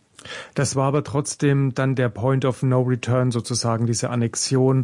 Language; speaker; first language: German; native; German